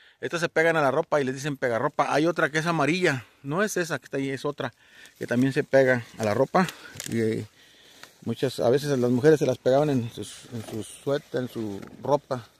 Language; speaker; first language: Spanish; native; Spanish